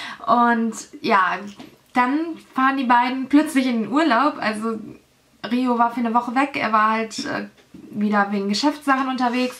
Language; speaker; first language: German; native; German